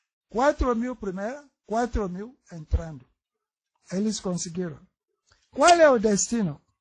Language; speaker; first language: Portuguese; non-native, learner; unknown